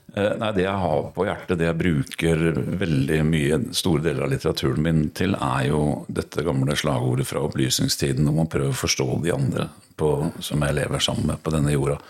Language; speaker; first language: Norwegian; native; Norwegian